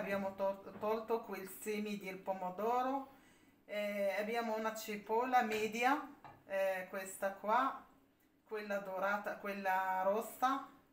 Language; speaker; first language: Italian; non-native, learner; Arabic